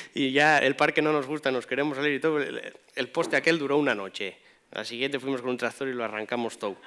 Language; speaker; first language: Spanish; native; Spanish